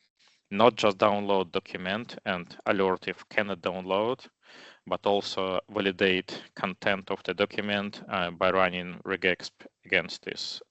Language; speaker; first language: English; non-native, fluent; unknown